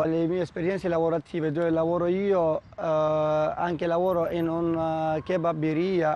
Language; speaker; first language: Italian; non-native, learner; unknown